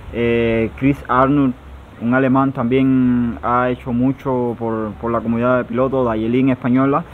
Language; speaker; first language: Spanish; native; Spanish